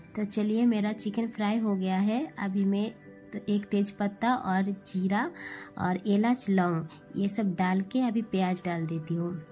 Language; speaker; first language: Hindi; non-native, local second language; Bangla